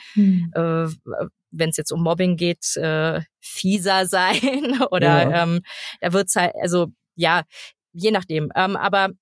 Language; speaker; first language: German; native; German